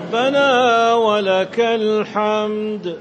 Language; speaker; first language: Arabic; native; Arabic